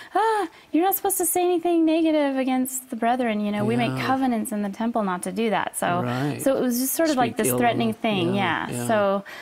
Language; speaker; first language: English; native; English